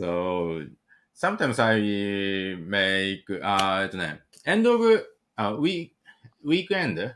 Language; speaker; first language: English; non-native, learner; Japanese